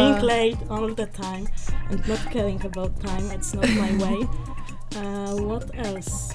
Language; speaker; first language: English; non-native, learner; Polish